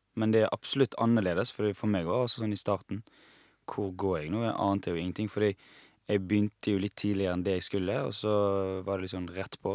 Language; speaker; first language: Norwegian; non-native, fluent; Persian